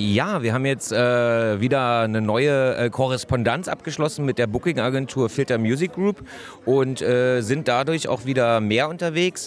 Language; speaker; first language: German; native; German